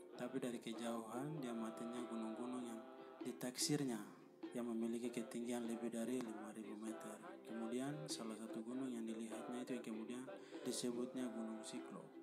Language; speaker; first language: Indonesian; native; Indonesian